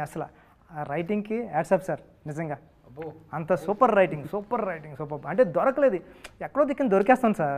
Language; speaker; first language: Telugu; native; Telugu